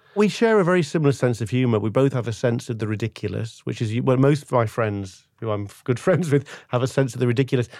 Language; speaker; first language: English; native; English